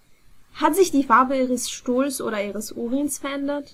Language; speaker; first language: German; non-native, fluent; Arabic